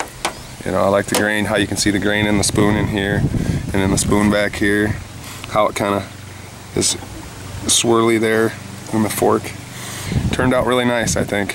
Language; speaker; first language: English; native; English